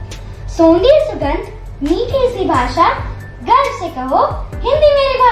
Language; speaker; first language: Hindi; native; Hindi